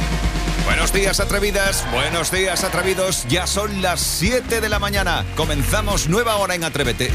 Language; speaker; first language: Spanish; native; Spanish